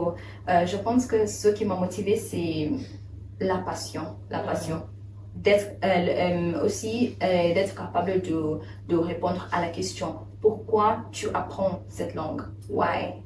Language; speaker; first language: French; non-native, learner; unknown